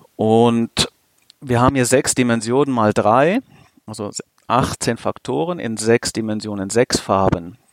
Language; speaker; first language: German; native; German